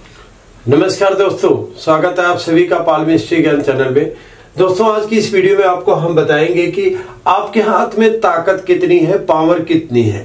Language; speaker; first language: Hindi; native; Hindi